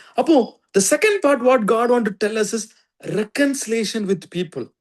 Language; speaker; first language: English; non-native, local second language; Tamil